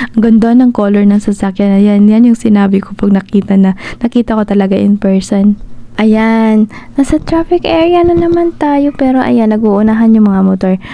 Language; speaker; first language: Filipino; non-native, local second language; Cebuano